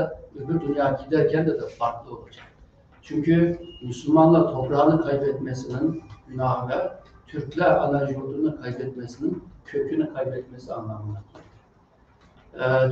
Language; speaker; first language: Turkish; non-native, fluent; Uyghur